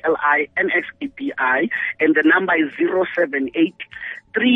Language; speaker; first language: English; non-native, local second language; Southern Sotho